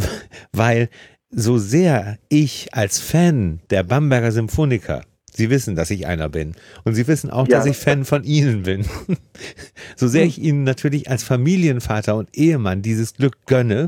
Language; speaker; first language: German; native; German